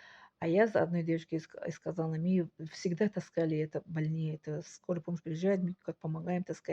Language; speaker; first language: Russian; non-native, local second language; Tajik